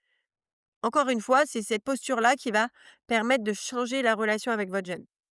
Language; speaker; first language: French; native; French